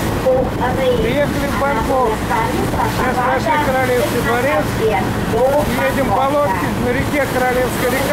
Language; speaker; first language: Russian; native; Russian